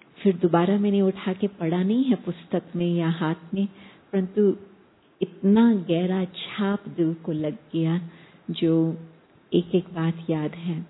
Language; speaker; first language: Hindi; non-native, fluent; English